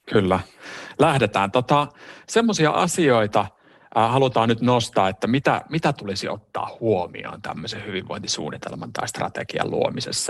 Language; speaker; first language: Finnish; native; Finnish